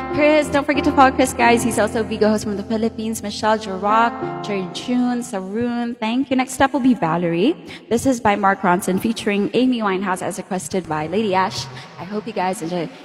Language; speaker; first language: English; non-native, local second language; Filipino